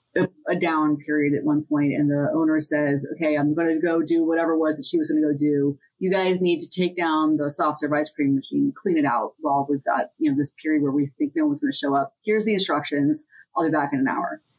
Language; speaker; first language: English; native; English